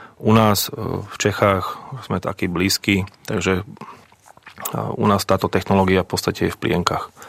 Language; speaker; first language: Slovak; native; Slovak